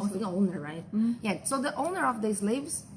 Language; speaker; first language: English; non-native, fluent; Portuguese